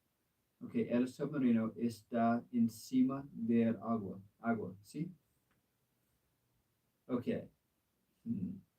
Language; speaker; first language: Spanish; non-native, learner; English